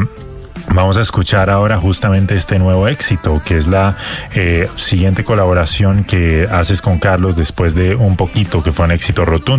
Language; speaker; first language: Spanish; native; Spanish